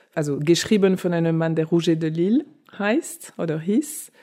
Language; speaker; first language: German; non-native, fluent; French